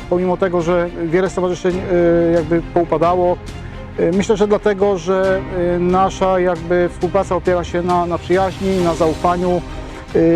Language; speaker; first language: Polish; native; Polish